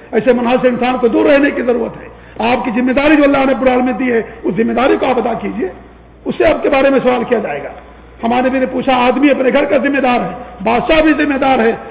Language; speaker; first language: Urdu; native; Urdu